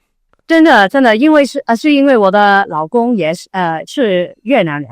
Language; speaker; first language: Chinese; non-native, learner; Cantonese